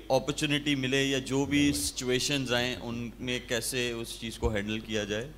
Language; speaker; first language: Urdu; native; Urdu